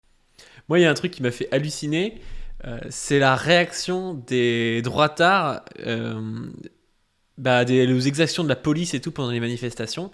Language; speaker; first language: French; native; French